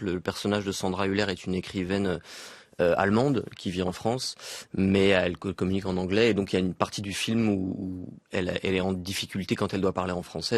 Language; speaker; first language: French; native; French